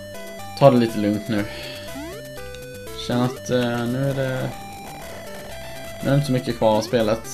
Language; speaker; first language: Swedish; native; Swedish